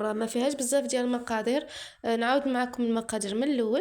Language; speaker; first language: Arabic; native; Arabic